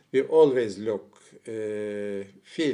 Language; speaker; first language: English; non-native, learner; Turkish